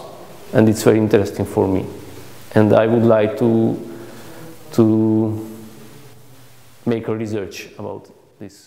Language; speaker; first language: English; non-native, learner; Hungarian